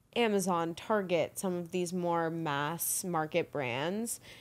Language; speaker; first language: English; native; English